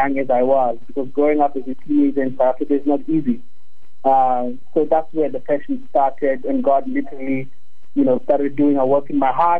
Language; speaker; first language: English; non-native, local second language; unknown